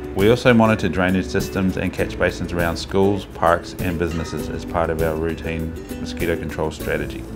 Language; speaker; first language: English; native; English